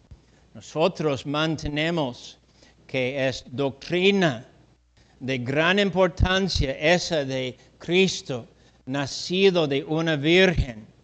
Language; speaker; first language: Spanish; non-native, fluent; English